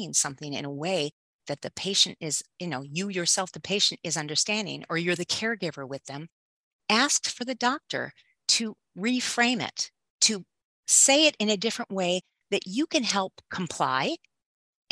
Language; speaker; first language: English; native; English